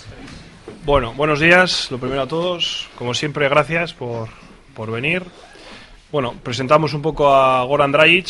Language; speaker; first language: Spanish; native; Spanish